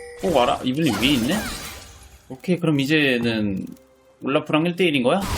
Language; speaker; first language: Korean; native; Korean